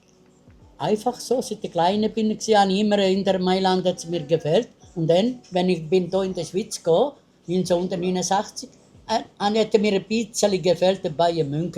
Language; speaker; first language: German; non-native, learner; Italian